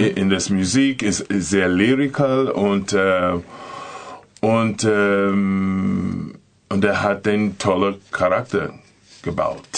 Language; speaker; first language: German; non-native, learner; English